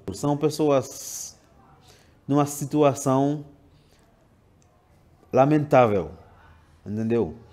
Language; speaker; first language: Portuguese; non-native, fluent; Haitian Creole